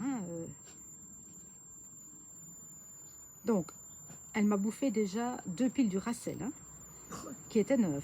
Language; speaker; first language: French; native; French